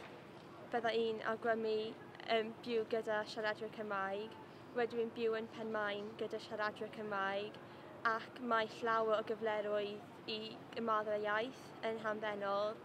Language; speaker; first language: Welsh; non-native, local second language; English